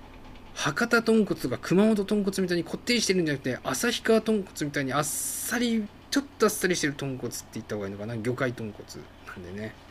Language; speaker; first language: Japanese; native; Japanese